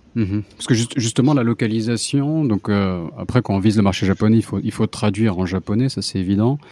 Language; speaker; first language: French; native; French